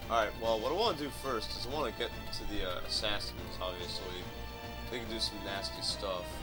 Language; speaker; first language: English; native; English